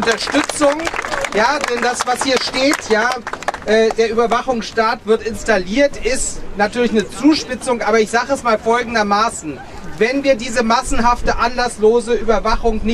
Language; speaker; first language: German; native; German